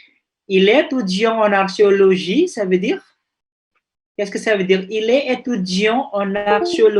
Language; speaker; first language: French; non-native, fluent; Indonesian